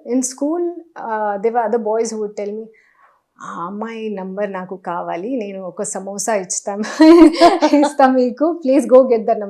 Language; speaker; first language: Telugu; non-native, learner; Hindi